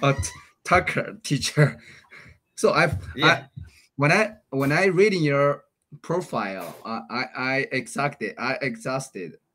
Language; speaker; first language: English; non-native, learner; Chinese